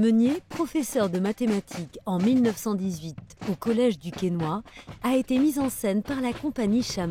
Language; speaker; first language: French; native; French